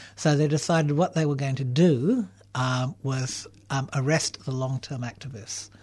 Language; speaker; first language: English; native; English